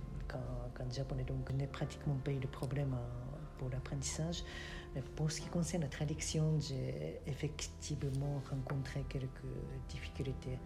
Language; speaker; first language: French; non-native, fluent; Japanese